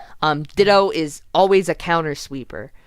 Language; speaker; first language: English; native; English